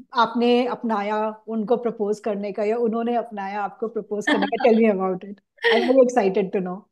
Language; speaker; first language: Hindi; native; Hindi